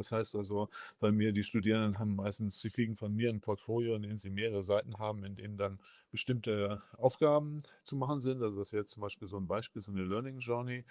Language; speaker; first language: German; native; German